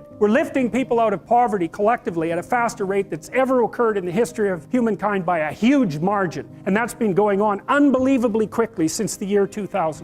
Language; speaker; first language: English; native; English